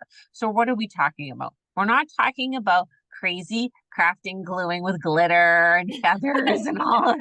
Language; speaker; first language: English; native; English